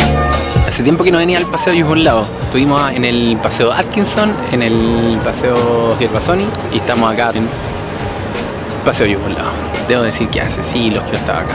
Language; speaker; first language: Spanish; native; Spanish